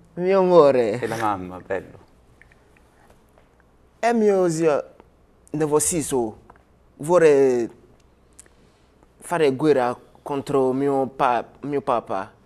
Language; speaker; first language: Italian; non-native, learner; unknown